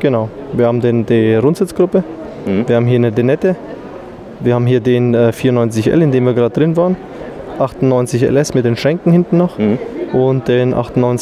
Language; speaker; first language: German; native; German